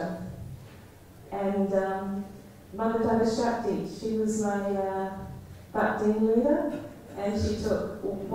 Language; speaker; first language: English; native; English